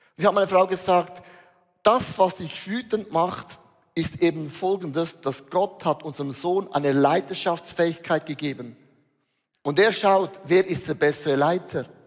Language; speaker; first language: German; native; German